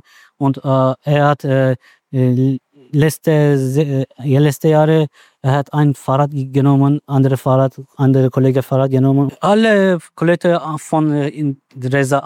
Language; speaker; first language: German; non-native, learner; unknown